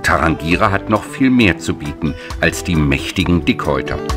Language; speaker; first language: German; native; German